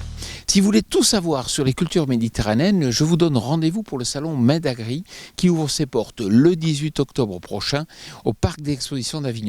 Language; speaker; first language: French; native; French